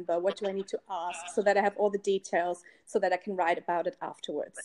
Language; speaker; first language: English; non-native, fluent; German